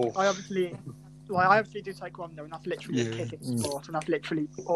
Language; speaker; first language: English; native; English